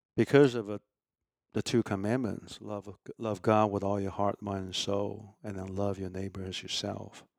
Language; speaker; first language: English; early bilingual, other home language; Chinese